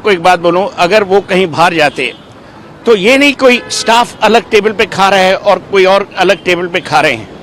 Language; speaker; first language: Hindi; native; Hindi